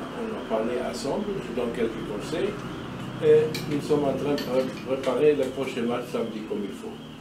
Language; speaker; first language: French; non-native, learner; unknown